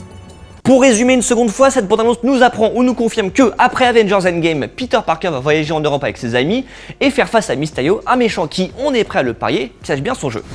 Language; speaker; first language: French; native; French